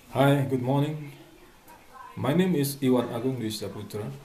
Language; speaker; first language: English; non-native, learner; Indonesian